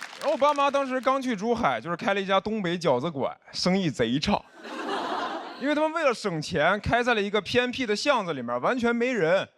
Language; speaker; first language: Chinese; native; Chinese